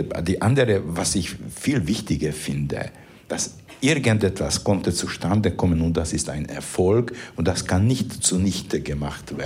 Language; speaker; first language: German; non-native, fluent; Hungarian